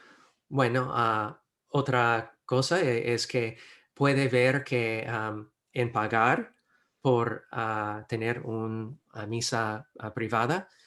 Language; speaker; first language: Spanish; non-native, fluent; English